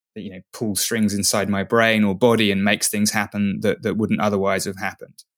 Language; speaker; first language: English; native; English